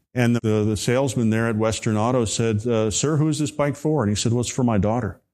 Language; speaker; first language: English; native; English